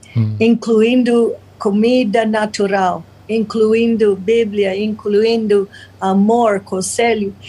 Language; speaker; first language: Portuguese; non-native, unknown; English